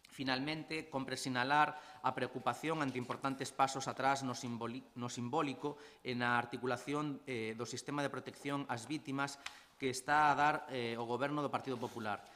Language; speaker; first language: Galician; non-native, local second language; Spanish